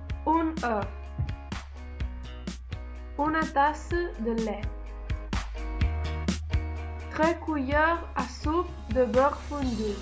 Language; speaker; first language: French; non-native, learner; Spanish